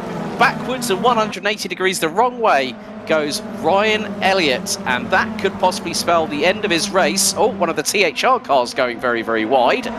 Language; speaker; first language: English; native; English